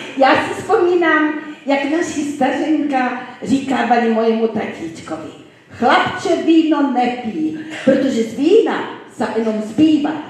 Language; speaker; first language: Czech; native; Czech